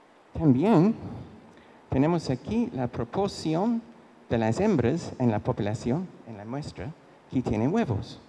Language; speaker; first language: Spanish; non-native, fluent; English